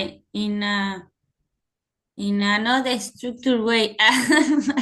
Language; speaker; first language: English; non-native, learner; Spanish